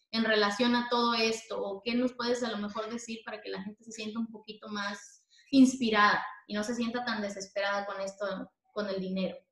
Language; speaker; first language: Spanish; native; Spanish